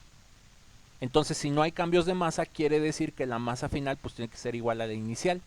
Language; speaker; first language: Spanish; native; Spanish